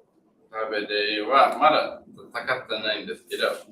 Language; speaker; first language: Japanese; non-native, learner; English